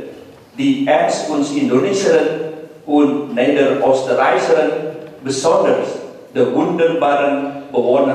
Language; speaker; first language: German; non-native, learner; Indonesian